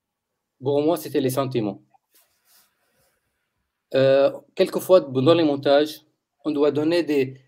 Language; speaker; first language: French; non-native, learner; Arabic